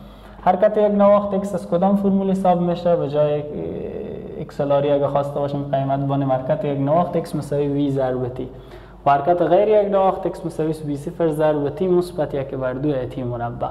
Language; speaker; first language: Persian; native; Persian